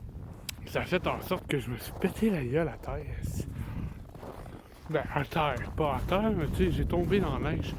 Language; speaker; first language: French; native; French